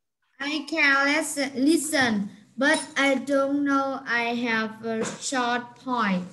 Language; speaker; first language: English; non-native, learner; Vietnamese